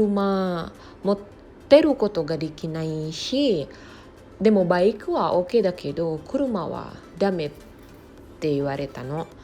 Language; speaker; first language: Japanese; non-native, learner; Indonesian